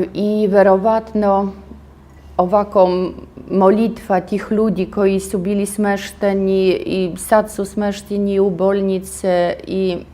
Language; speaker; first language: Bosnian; non-native, fluent; Russian